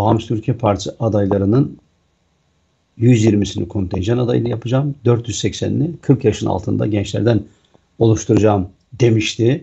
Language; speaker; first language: Turkish; native; Turkish